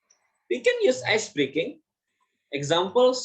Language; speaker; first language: English; non-native, fluent; Indonesian